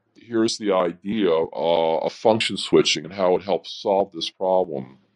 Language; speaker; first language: English; native; English